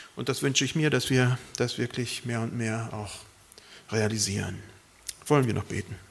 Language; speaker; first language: German; early bilingual, other home language; Spanish